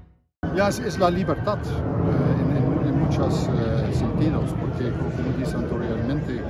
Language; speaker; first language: Spanish; non-native, fluent; Dutch